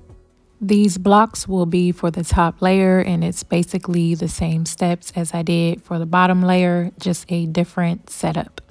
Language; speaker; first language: English; native; English